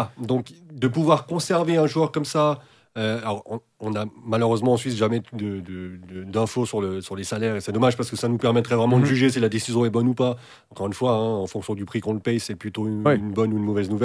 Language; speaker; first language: French; native; French